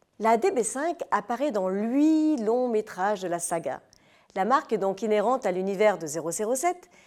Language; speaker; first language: French; native; French